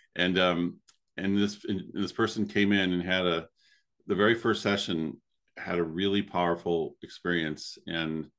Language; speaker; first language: English; native; English